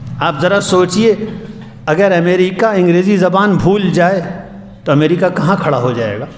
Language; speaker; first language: Urdu; native; Urdu